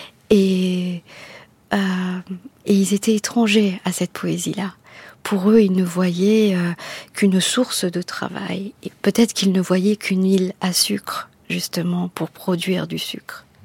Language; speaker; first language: French; non-native, local second language; Morisyen